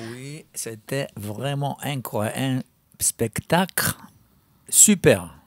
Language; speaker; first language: French; non-native, fluent; Hebrew